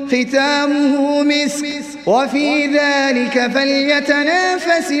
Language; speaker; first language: Arabic; native; Arabic